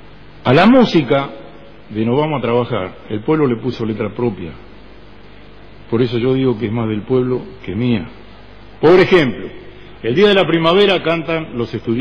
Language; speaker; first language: Spanish; native; Spanish